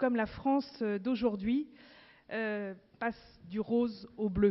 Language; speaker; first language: French; native; French